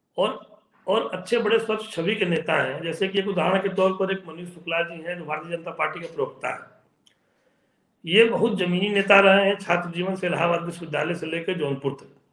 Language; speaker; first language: Hindi; native; Hindi